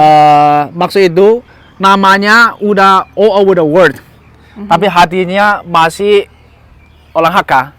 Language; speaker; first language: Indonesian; non-native, learner; Chinese